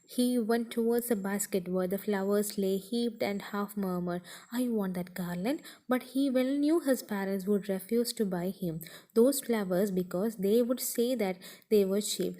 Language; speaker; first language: English; non-native, local second language; Malayalam